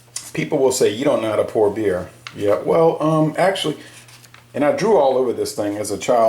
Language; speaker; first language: English; native; English